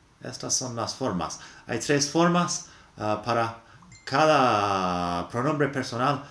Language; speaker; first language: Spanish; non-native, fluent; English